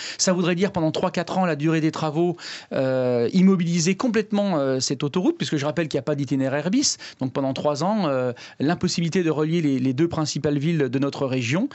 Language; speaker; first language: French; native; French